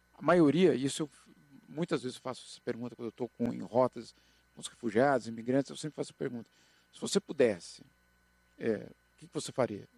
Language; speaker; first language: Portuguese; native; Portuguese